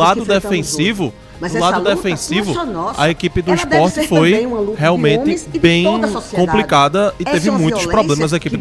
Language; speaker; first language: Portuguese; native; Portuguese